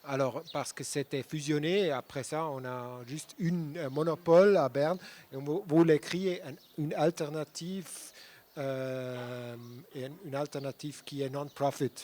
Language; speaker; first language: French; non-native, local second language; German